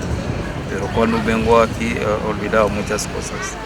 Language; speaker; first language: Spanish; non-native, fluent; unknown